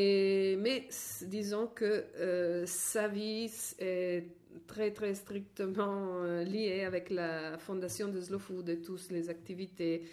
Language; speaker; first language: French; non-native, fluent; Italian